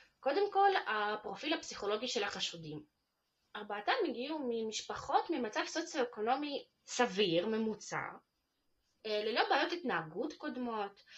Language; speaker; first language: Hebrew; early bilingual, other home language; Russian